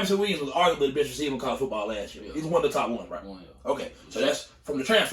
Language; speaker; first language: English; native; English